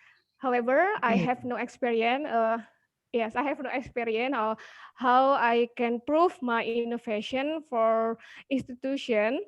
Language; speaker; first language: English; non-native, learner; Indonesian